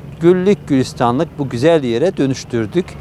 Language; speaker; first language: Turkish; native; Turkish